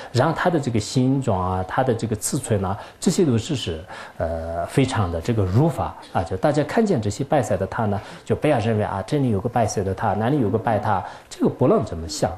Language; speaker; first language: Chinese; non-native, local second language; Tibetan